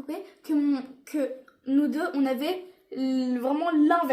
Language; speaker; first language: French; native; French